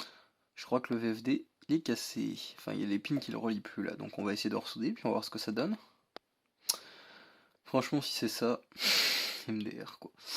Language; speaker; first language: French; native; French